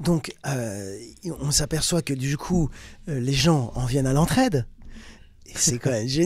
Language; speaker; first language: French; native; French